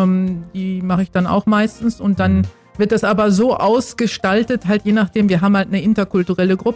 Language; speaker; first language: German; native; German